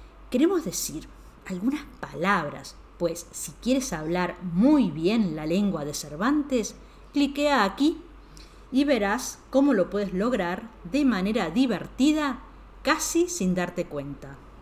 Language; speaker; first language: Spanish; native; Spanish